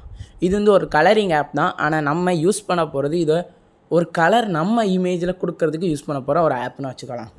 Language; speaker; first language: Tamil; native; Tamil